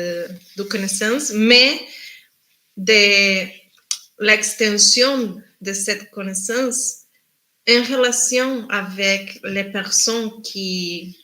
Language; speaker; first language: French; non-native, learner; Spanish